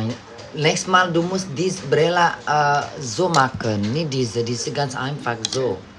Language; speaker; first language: German; non-native, learner; Indonesian